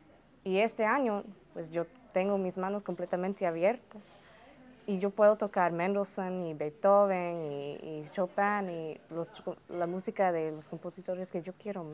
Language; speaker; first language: Spanish; early bilingual, heritage; Spanish